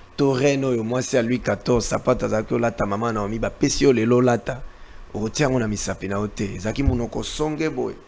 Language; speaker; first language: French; non-native, local second language; Lingala